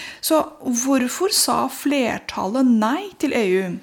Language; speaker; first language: Norwegian; non-native, fluent; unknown